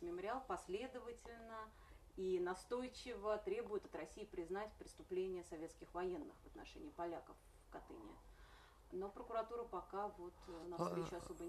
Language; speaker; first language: Russian; native; Russian